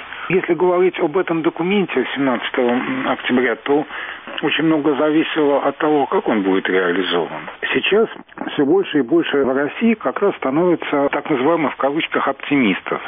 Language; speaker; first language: Russian; native; Russian